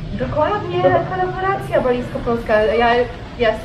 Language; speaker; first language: Polish; native; Polish